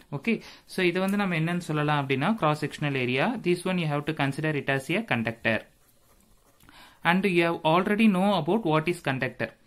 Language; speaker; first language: English; non-native, local second language; Tamil